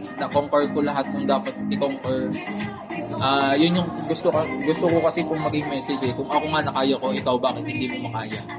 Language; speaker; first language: Filipino; native; Filipino